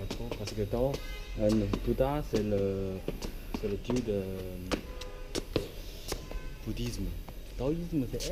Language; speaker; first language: French; non-native, learner; Chinese